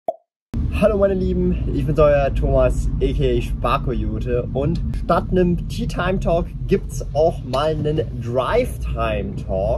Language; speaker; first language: German; native; German